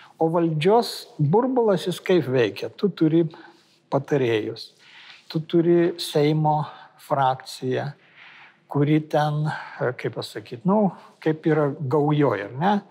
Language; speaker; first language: Lithuanian; native; Lithuanian